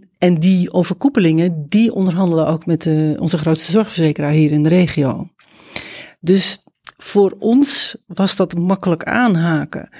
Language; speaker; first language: Dutch; native; Dutch